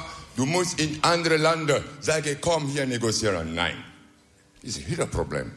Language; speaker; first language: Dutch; non-native, learner; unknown